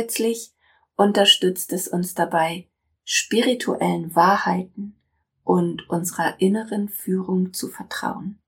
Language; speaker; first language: German; native; German